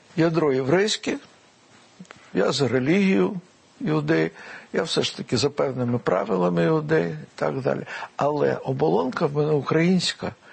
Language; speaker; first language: Ukrainian; non-native, local second language; Russian